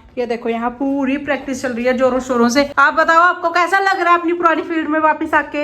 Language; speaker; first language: Hindi; native; Hindi